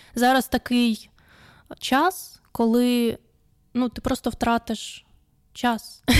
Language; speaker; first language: Ukrainian; non-native, local second language; Russian